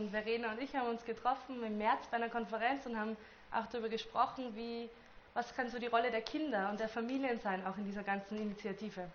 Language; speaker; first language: German; native; German